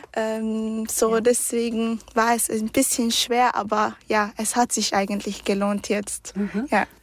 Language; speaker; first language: German; early bilingual, other home language; Arabic